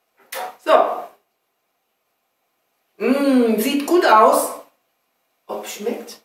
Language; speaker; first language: German; non-native, learner; Chinese